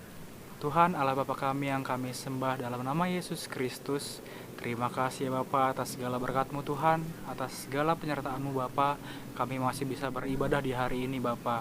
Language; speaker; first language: Indonesian; native; Indonesian